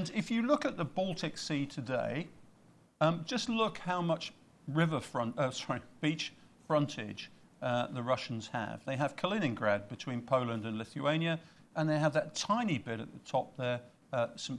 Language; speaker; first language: English; native; English